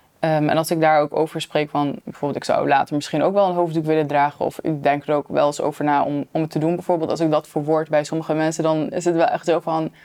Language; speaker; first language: Dutch; early bilingual, other home language; Turkish